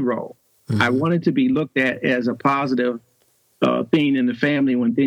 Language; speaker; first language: English; native; English